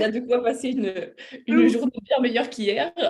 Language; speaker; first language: French; native; French